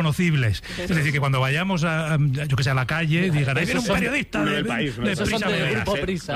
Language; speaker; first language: Spanish; native; Spanish